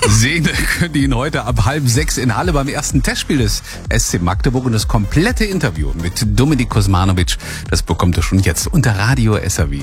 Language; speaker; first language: German; native; German